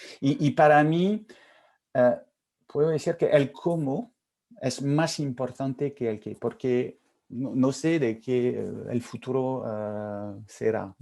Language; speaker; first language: Spanish; non-native, fluent; French